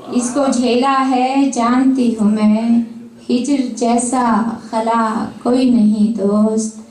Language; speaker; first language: Urdu; native; Urdu